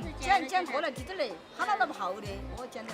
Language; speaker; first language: Chinese; native; Chinese